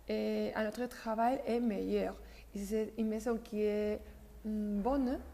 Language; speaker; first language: French; non-native, fluent; Spanish